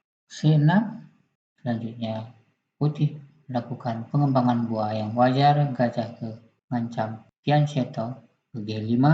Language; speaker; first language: Indonesian; native; Indonesian